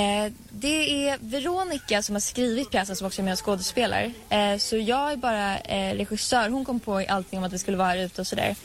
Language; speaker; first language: Swedish; native; Swedish